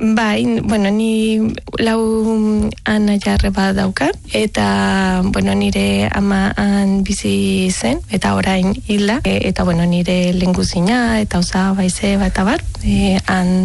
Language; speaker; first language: Basque; non-native, learner; Spanish